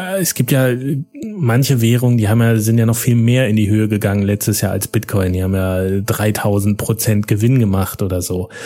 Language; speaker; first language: German; native; German